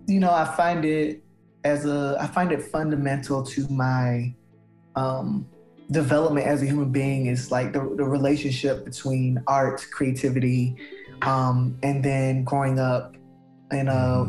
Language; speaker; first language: English; native; English